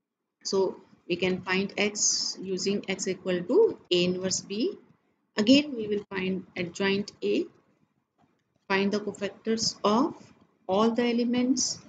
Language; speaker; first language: English; non-native, local second language; Hindi